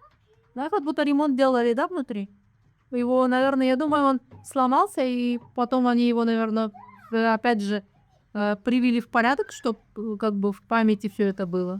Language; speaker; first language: Russian; non-native, local second language; Kazakh